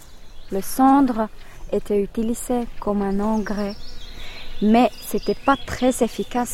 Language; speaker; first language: French; non-native, fluent; Finnish